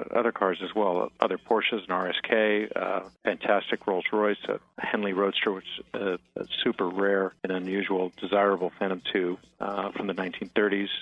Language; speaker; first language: English; native; English